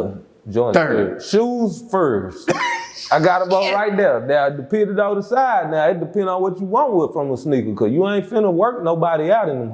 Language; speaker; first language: English; native; English